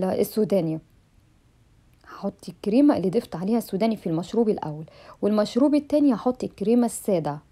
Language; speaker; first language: Arabic; native; Arabic